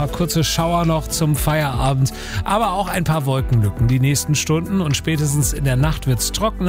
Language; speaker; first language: German; native; German